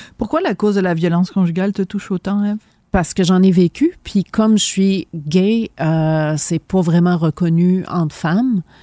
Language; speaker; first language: French; native; French